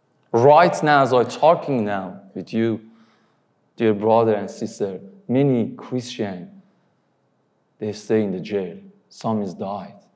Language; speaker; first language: English; non-native, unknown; Persian